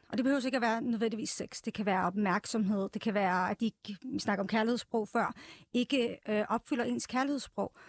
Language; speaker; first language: Danish; early bilingual, other home language; Serbian